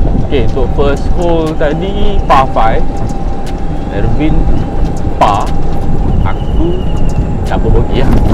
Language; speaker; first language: Malay; native; Malay